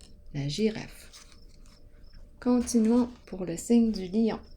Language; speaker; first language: French; native; French